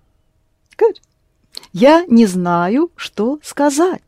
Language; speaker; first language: Russian; non-native, fluent; English